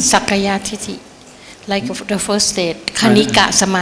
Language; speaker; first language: English; non-native, learner; Thai